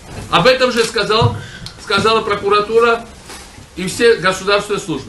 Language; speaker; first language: Russian; non-native, local second language; Georgian